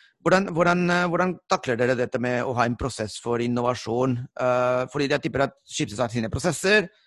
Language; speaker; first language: Norwegian; non-native, fluent; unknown